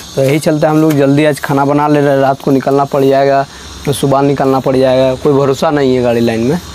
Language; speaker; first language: Hindi; native; Hindi